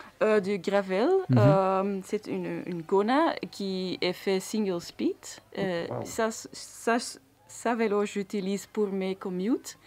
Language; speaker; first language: French; non-native, local second language; Dutch